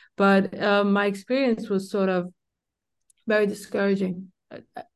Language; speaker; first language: English; early bilingual, heritage; Danish